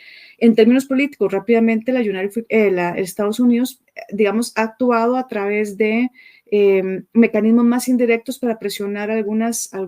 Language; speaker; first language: Spanish; native; Spanish